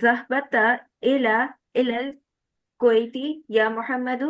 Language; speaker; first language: Arabic; non-native, learner; Urdu